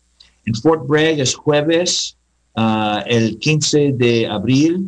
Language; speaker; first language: Spanish; non-native, learner; English